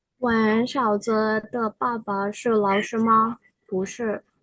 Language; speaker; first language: Chinese; non-native, learner; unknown